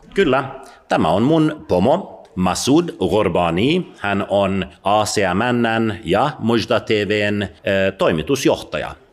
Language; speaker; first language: Finnish; early bilingual, other home language; Persian